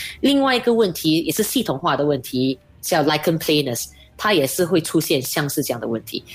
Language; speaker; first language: Chinese; native; Chinese